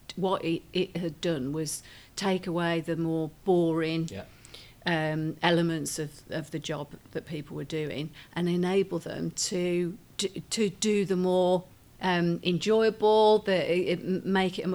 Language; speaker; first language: English; native; English